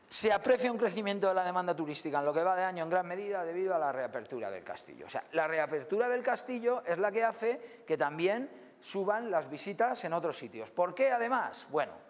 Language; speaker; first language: Spanish; native; Spanish